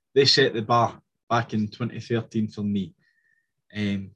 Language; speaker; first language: English; native; English